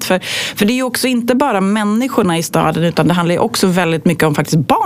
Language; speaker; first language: Swedish; native; Swedish